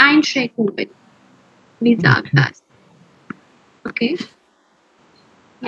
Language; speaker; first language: German; non-native, fluent; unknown